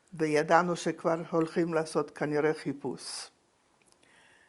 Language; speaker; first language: Hebrew; non-native, fluent; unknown